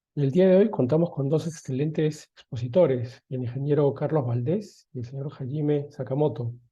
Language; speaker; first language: Spanish; native; Spanish